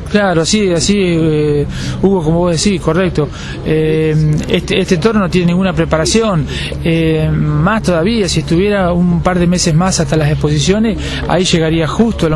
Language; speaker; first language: Spanish; native; Spanish